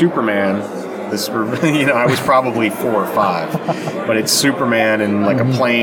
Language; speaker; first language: English; native; English